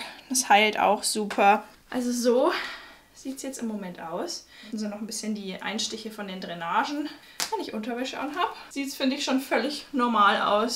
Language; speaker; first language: German; native; German